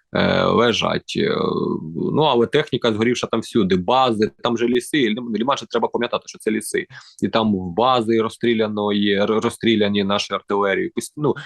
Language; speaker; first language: Ukrainian; native; Ukrainian